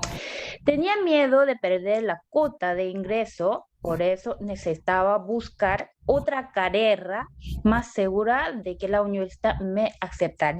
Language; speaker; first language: Spanish; non-native, learner; Korean